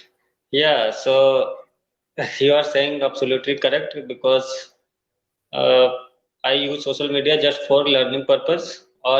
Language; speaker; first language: English; non-native, fluent; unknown